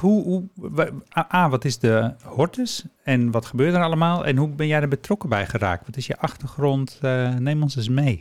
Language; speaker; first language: Dutch; native; Dutch